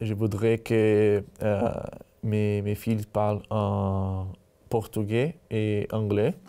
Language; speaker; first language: French; non-native, learner; Portuguese